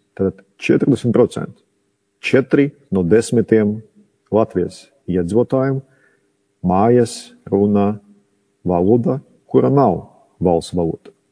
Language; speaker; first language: Latvian; non-native, local second language; Russian